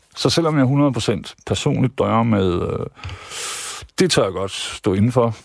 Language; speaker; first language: Danish; native; Danish